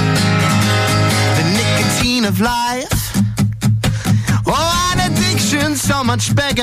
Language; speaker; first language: English; native; English